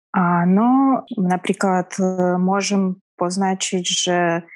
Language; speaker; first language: Slovak; non-native, fluent; Kazakh